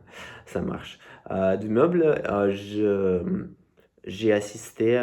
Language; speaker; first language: French; non-native, learner; Russian